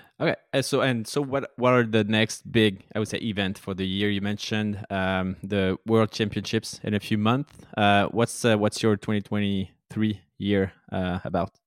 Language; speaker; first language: English; non-native, fluent; French